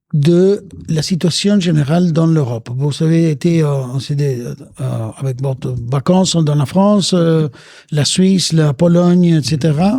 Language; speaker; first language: French; non-native, fluent; Spanish